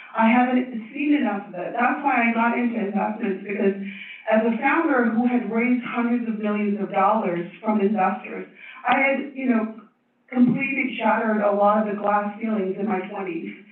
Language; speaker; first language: English; non-native, fluent; Chinese